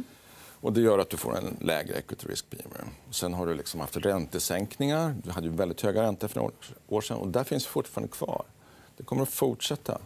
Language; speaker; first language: Swedish; native; Swedish